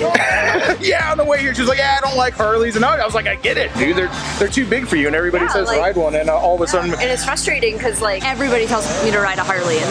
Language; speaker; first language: English; native; English